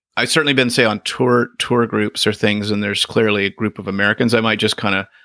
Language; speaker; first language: English; native; English